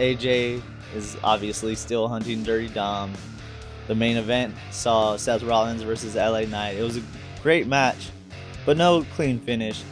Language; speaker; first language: English; native; English